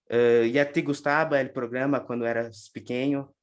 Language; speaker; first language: Spanish; non-native, learner; Portuguese